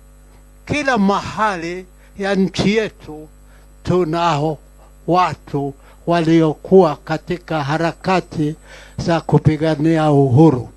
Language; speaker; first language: Swahili; non-native, local second language; Kikuyu